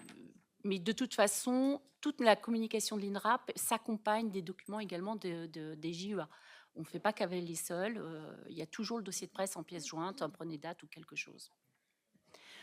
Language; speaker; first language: French; native; French